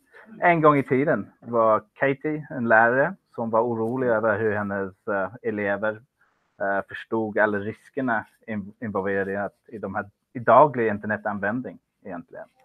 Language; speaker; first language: Swedish; non-native, fluent; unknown